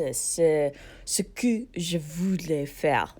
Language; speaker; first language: French; non-native, learner; English